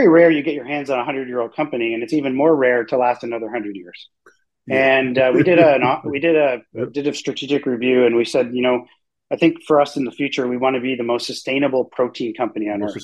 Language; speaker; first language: English; native; English